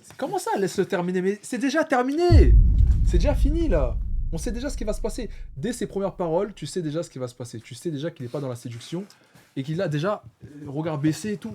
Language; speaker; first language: French; native; French